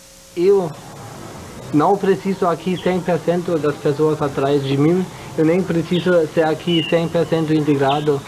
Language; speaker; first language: Portuguese; non-native, fluent; German